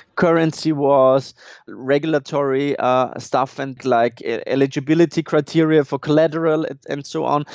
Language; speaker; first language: English; non-native, fluent; German